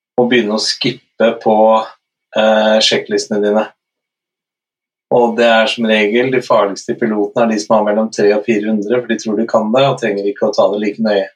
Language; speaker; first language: Norwegian; native; Norwegian